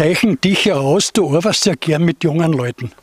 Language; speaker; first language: German; native; German